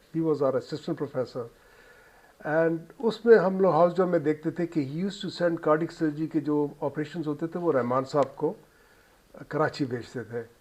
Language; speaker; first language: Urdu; non-native, local second language; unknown